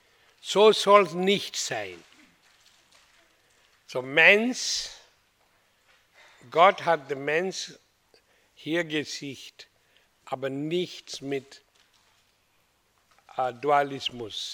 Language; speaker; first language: German; non-native, fluent; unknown